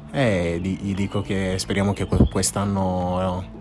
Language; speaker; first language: Italian; early bilingual, other home language; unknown